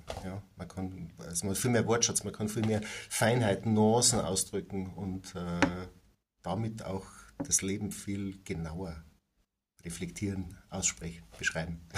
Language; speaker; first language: German; native; German